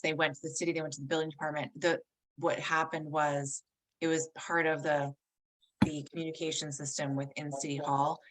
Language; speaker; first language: English; native; English